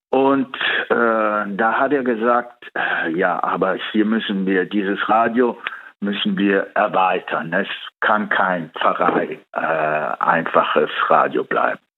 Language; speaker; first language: German; early bilingual, heritage; Italian